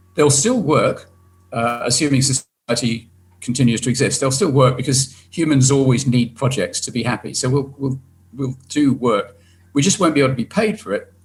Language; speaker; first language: English; native; English